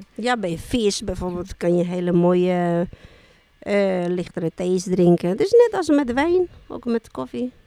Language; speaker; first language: Dutch; non-native, fluent; Spanish